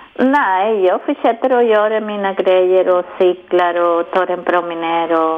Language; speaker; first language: Swedish; non-native, learner; Spanish